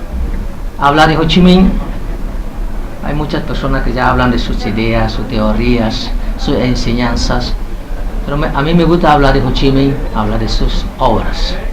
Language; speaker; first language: Spanish; non-native, fluent; Vietnamese